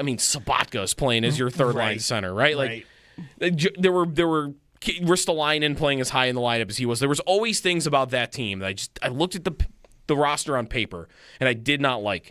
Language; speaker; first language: English; native; English